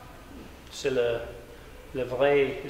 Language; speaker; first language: French; non-native, learner; English